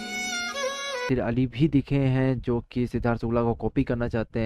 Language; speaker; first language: Hindi; native; Hindi